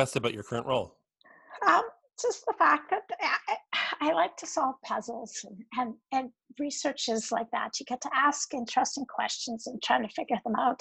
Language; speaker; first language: English; native; English